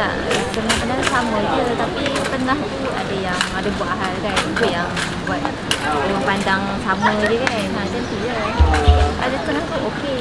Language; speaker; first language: Malay; native; Malay